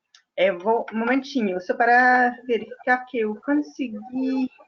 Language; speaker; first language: Portuguese; non-native, fluent; French